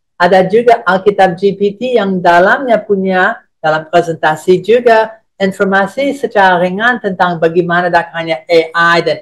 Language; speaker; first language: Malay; non-native, fluent; English